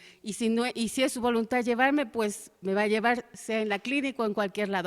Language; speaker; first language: Spanish; native; Spanish